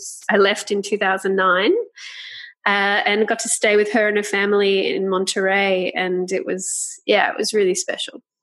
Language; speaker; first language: English; native; English